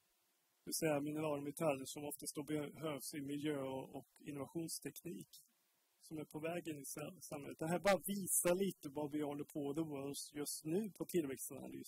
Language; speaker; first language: Swedish; native; Swedish